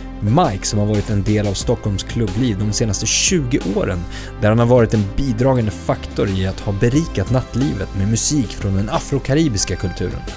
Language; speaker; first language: Swedish; native; Swedish